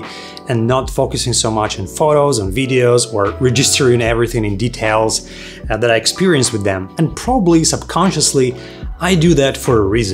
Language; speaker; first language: English; non-native, fluent; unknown